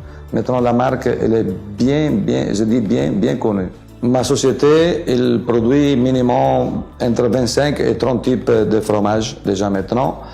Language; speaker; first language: French; non-native, fluent; Italian